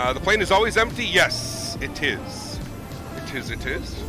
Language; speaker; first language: English; native; English